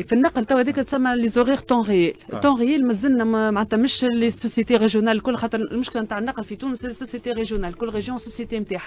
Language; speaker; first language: Arabic; native; Arabic